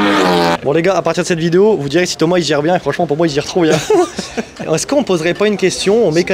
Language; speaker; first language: French; native; French